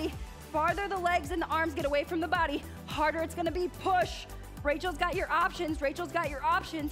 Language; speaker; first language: English; native; English